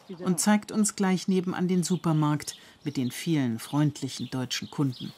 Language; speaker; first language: German; native; German